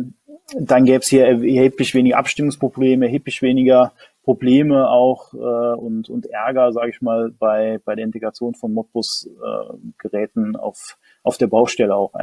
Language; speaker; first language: German; native; German